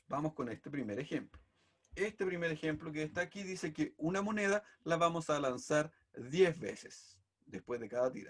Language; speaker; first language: Spanish; native; Spanish